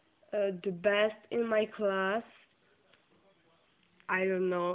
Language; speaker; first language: English; non-native, learner; Czech